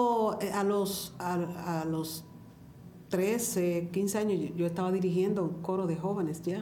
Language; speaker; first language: Spanish; native; Spanish